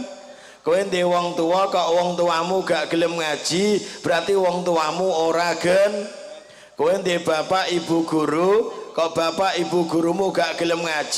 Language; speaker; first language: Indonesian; non-native, local second language; Javanese